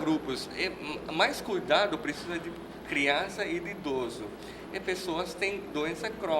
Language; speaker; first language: Portuguese; non-native, learner; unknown